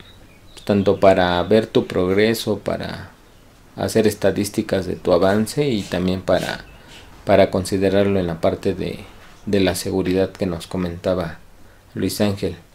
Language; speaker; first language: Spanish; native; Spanish